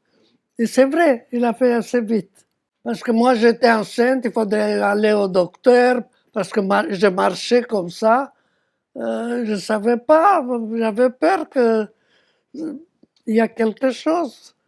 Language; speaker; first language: French; non-native, fluent; Romanian